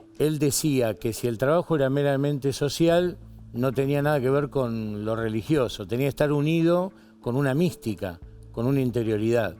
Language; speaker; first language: Spanish; native; Spanish